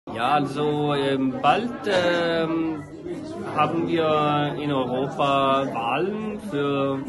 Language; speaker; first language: German; non-native, learner; Swedish